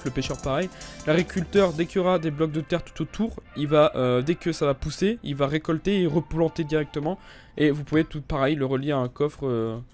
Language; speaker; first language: French; native; French